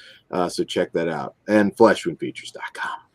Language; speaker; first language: English; native; English